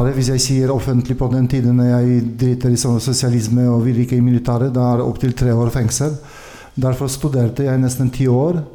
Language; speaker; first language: Swedish; non-native, fluent; Polish